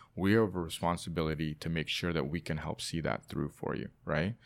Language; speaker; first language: English; native; English